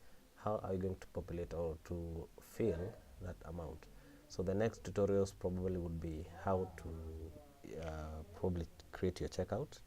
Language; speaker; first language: English; non-native, local second language; Swahili